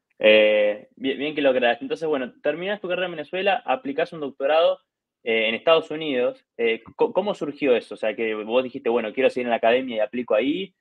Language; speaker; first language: Spanish; native; Spanish